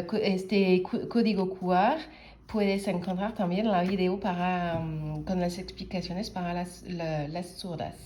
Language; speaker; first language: Spanish; non-native, learner; French